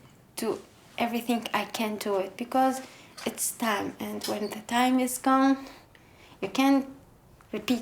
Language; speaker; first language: English; non-native, learner; Arabic